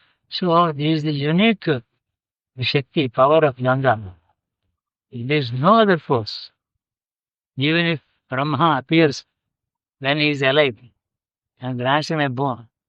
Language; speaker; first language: English; non-native, local second language; Telugu